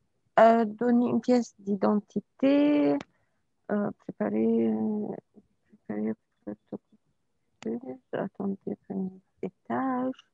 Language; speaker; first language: French; non-native, learner; Arabic